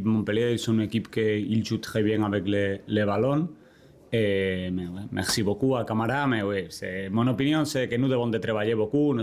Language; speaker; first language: French; non-native, learner; Spanish